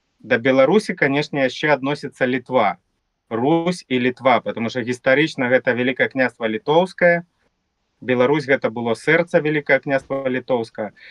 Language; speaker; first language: Belarusian; non-native, local second language; Russian